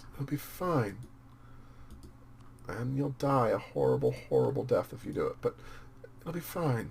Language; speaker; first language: English; native; English